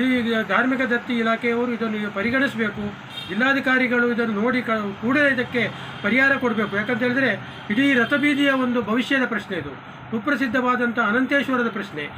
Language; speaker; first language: Kannada; native; Kannada